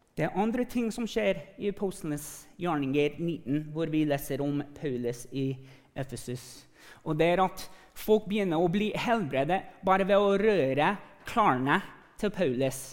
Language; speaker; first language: Norwegian; non-native, fluent; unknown